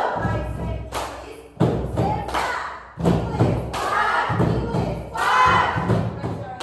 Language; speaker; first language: English; non-native, learner; Indonesian